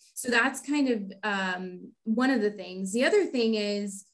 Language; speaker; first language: English; native; English